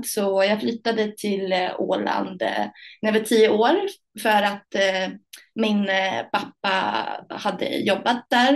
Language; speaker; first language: Swedish; early bilingual, other home language; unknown